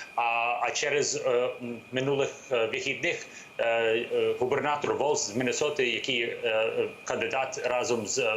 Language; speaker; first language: Ukrainian; early bilingual, heritage; English